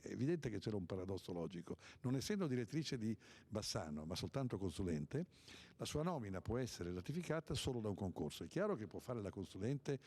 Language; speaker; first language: Italian; native; Italian